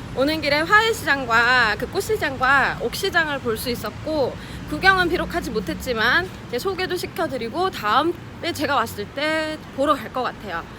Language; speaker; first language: Korean; native; Korean